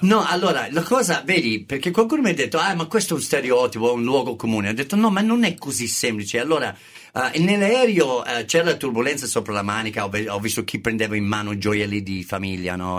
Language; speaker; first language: Italian; non-native, fluent; English